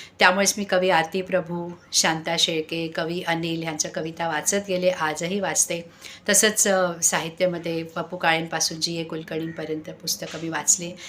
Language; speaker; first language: Marathi; non-native, local second language; Sindhi